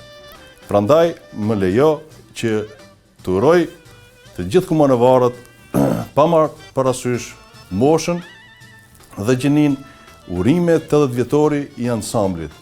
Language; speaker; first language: Albanian; native; Albanian